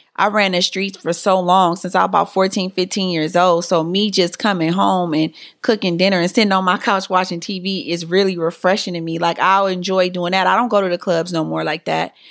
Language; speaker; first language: English; native; English